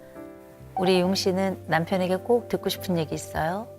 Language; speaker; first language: Korean; native; Korean